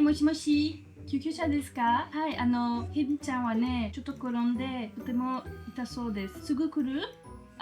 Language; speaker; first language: Japanese; non-native, fluent; French